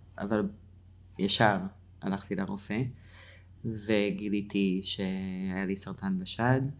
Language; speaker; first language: Hebrew; non-native, fluent; English